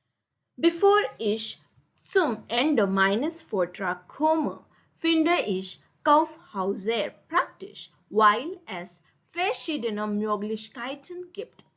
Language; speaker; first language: German; non-native, fluent; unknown